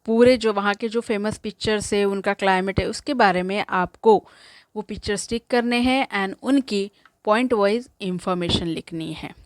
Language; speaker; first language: Hindi; non-native, local second language; Marathi